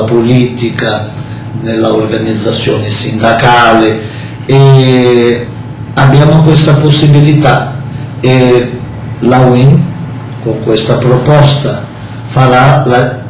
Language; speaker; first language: Italian; non-native, fluent; Portuguese